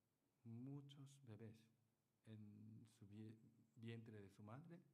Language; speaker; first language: Spanish; non-native, learner; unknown